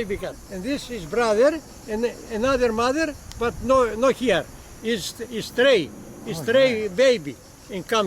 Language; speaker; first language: English; non-native, learner; Greek